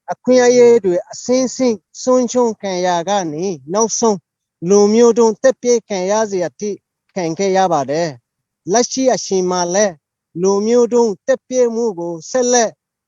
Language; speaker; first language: Burmese; native; Burmese